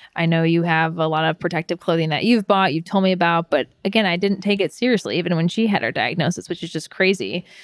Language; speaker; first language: English; native; English